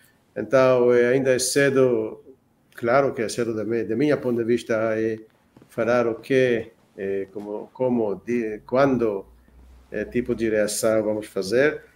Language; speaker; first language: Portuguese; non-native, fluent; Hebrew